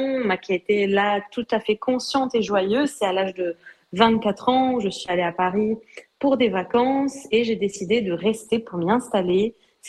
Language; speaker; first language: French; native; French